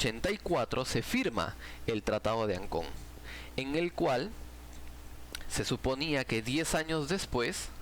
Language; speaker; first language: Spanish; native; Spanish